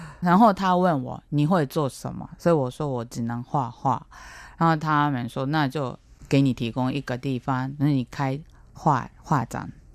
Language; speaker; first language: Chinese; non-native, fluent; Japanese